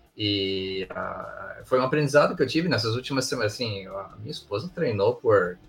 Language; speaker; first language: Portuguese; early bilingual, heritage; English